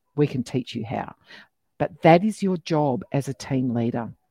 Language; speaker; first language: English; native; English